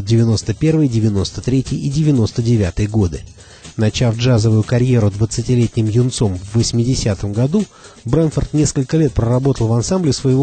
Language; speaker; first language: Russian; native; Russian